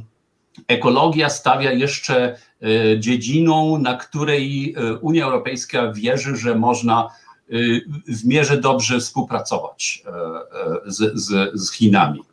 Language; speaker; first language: Polish; non-native, fluent; German